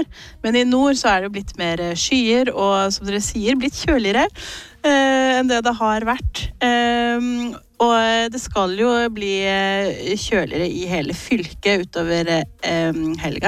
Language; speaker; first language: Norwegian; native; Norwegian